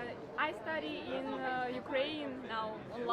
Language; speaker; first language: English; non-native, learner; Ukrainian